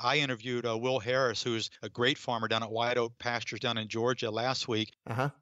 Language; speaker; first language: English; native; English